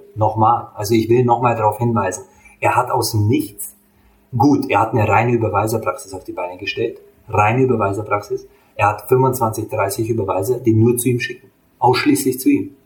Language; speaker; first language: German; early bilingual, other home language; Hungarian